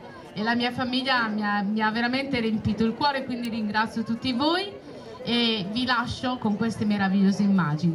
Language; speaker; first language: Italian; native; Italian